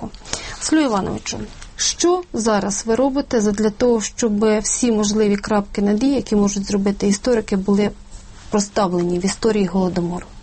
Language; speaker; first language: Ukrainian; native; Ukrainian